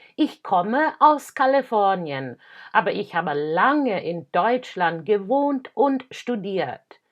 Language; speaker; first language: German; non-native, fluent; English